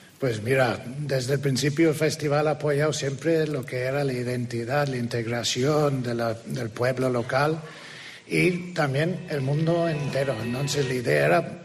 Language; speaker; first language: Spanish; non-native, fluent; English